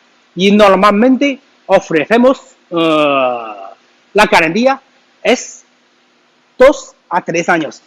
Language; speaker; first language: Spanish; non-native, learner; Chinese